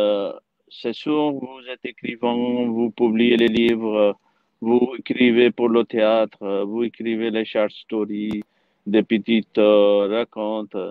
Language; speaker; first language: French; non-native, learner; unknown